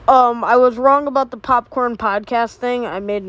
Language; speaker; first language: English; native; English